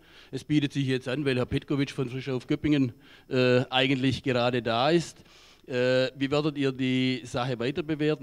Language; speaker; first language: German; native; German